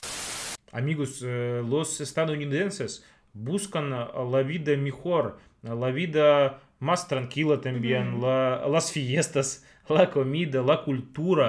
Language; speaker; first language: Spanish; non-native, fluent; Russian